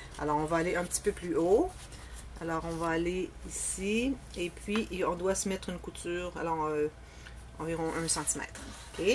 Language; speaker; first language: French; native; French